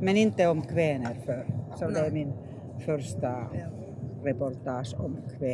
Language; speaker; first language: Swedish; non-native, learner; Finnish